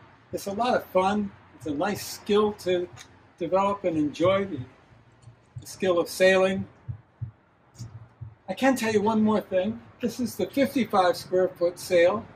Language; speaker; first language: English; native; English